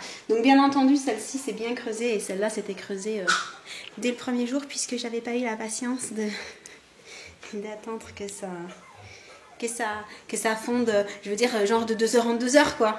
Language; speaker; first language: French; native; French